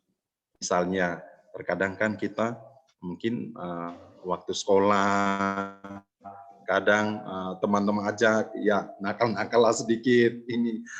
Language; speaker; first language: Indonesian; native; Indonesian